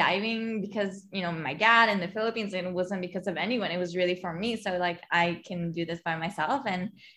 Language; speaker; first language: English; non-native, local second language; Filipino